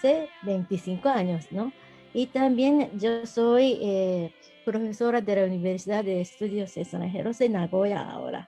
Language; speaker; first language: Spanish; non-native, learner; Japanese